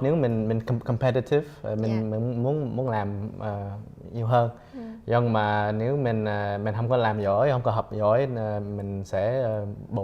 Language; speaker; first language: Vietnamese; early bilingual, heritage; Vietnamese